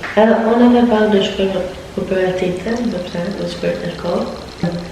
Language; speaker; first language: Albanian; early bilingual, heritage; Albanian